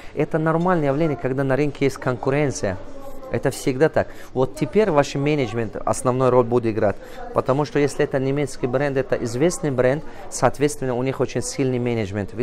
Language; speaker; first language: Russian; non-native, local second language; Tajik